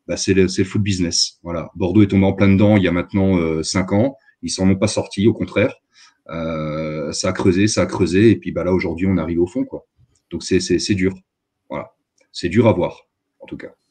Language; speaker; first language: French; native; French